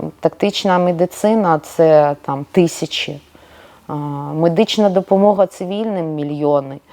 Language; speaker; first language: Ukrainian; non-native, local second language; Russian